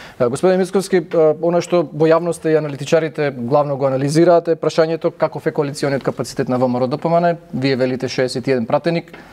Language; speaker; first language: Macedonian; native; Macedonian